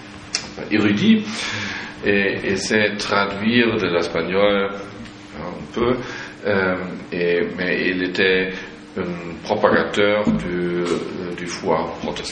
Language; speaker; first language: French; non-native, fluent; German